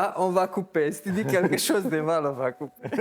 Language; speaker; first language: French; non-native, fluent; Romanian